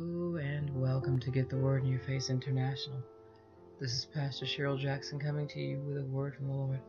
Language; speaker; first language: English; native; English